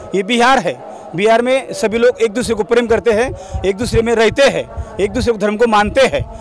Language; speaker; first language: Hindi; non-native, local second language; Marathi